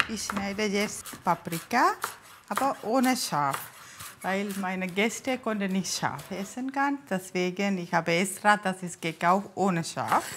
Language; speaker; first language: German; non-native, learner; Tamil